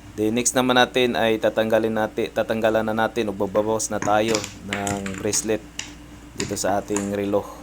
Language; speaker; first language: Filipino; non-native, local second language; Cebuano